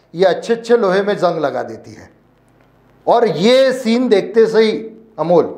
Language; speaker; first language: Hindi; non-native, local second language; Marathi